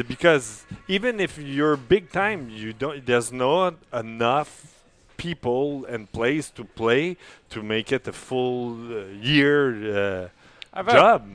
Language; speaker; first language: English; non-native, fluent; French